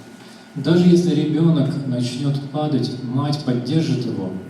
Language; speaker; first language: Russian; native; Russian